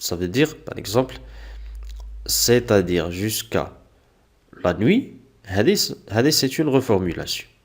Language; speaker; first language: French; non-native, local second language; Arabic